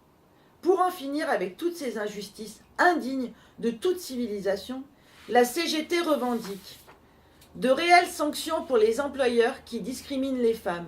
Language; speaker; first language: French; native; French